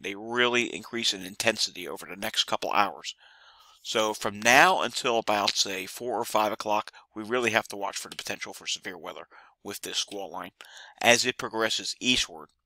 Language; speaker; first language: English; native; English